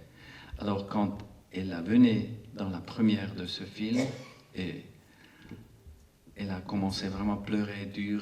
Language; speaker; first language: French; non-native, local second language; Arabic